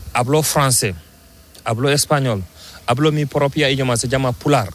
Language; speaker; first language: Spanish; non-native, learner; Fula